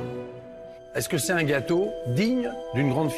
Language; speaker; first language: French; native; French